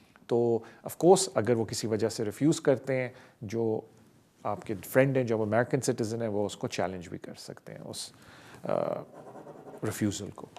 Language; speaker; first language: Urdu; native; Urdu